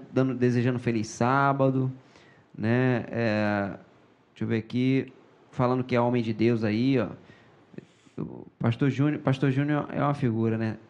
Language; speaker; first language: Portuguese; native; Portuguese